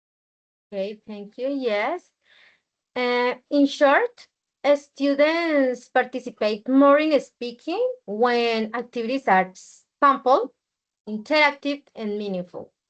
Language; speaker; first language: English; non-native, learner; Spanish